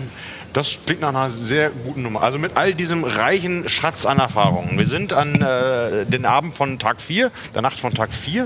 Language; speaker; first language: German; native; German